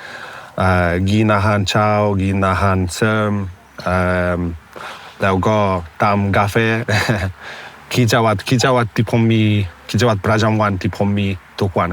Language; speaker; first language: Thai; non-native, fluent; Polish